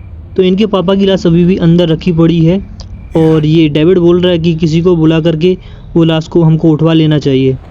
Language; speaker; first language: Hindi; native; Hindi